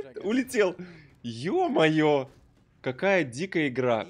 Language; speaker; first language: Russian; native; Russian